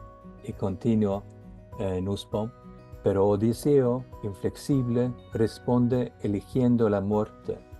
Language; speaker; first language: Spanish; non-native, fluent; Norwegian